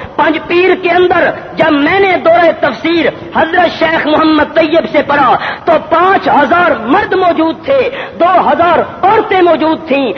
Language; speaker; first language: Urdu; non-native, local second language; Punjabi